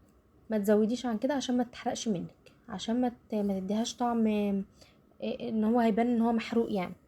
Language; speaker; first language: Arabic; native; Arabic